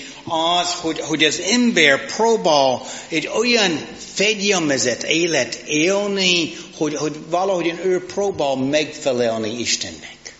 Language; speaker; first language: Hungarian; non-native, fluent; English